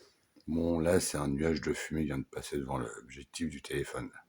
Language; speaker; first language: French; native; French